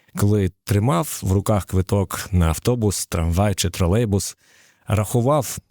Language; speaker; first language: Ukrainian; native; Ukrainian